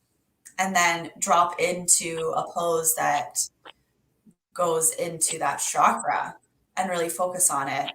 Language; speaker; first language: English; native; English